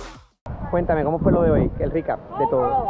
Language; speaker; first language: Spanish; native; Spanish